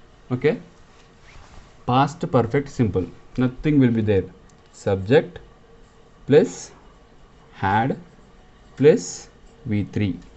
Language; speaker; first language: English; non-native, local second language; Telugu